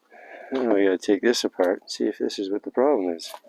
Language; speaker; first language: English; native; English